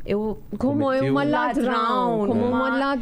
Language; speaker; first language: Portuguese; non-native, learner; Persian